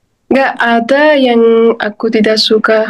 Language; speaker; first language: Indonesian; non-native, fluent; Uzbek